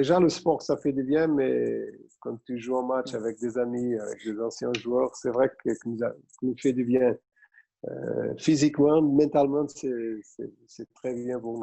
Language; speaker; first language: French; non-native, fluent; Portuguese